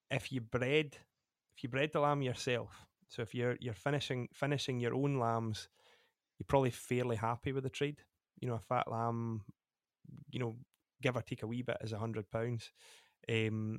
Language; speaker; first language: English; native; English